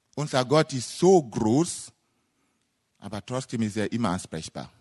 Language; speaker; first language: German; non-native, fluent; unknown